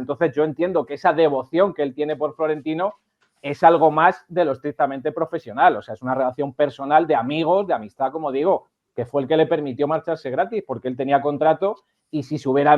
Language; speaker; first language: Spanish; native; Spanish